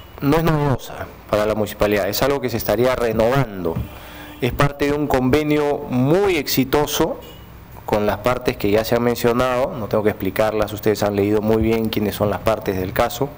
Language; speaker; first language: Spanish; native; Spanish